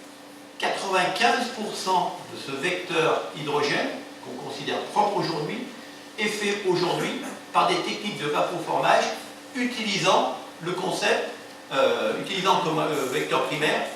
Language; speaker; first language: French; native; French